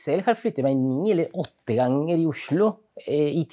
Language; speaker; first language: Norwegian; non-native, fluent; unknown